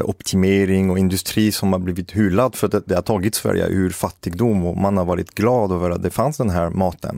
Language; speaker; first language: Swedish; native; Swedish